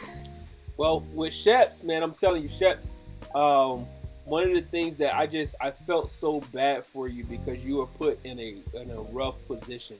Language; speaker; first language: English; native; English